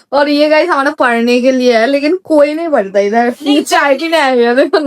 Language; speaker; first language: Hindi; non-native, local second language; Bangla